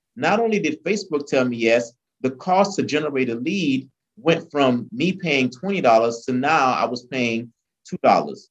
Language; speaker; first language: English; early bilingual, other home language; Haitian Creole